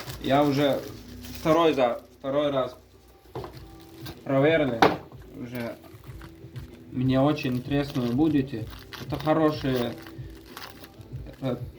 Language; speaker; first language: Russian; non-native, learner; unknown